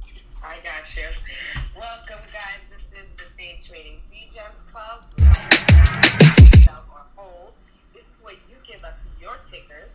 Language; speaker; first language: English; native; English